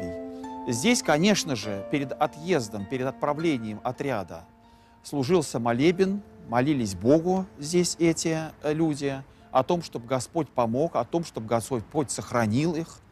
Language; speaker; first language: Russian; native; Russian